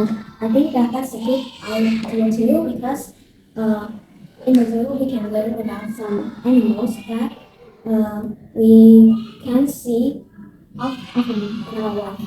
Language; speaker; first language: English; non-native, learner; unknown